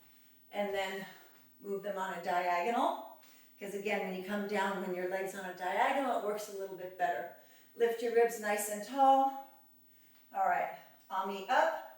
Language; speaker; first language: English; native; English